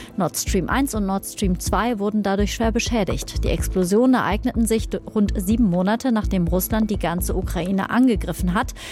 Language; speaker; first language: German; native; German